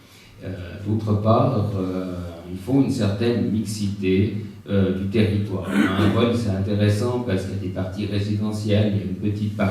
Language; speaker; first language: French; native; French